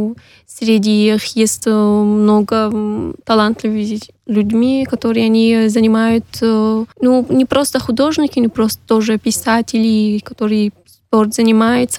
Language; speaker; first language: Russian; non-native, learner; Arabic